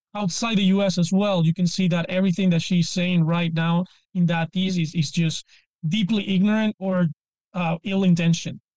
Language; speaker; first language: English; non-native, fluent; Spanish